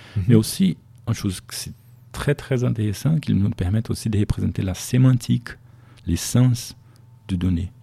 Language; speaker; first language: French; non-native, fluent; Portuguese